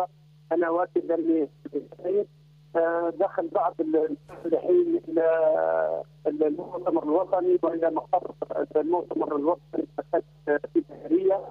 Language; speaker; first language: Arabic; native; Arabic